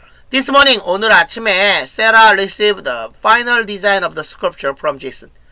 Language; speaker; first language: English; non-native, fluent; Korean